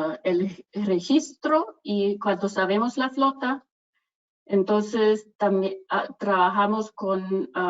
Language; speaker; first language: Spanish; non-native, fluent; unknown